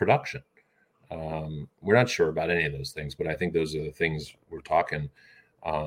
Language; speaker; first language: English; native; English